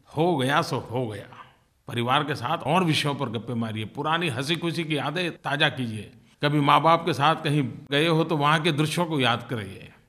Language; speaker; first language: Hindi; non-native, local second language; Gujarati